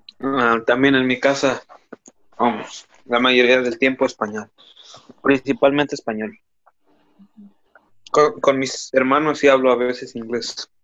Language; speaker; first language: Spanish; early bilingual, other home language; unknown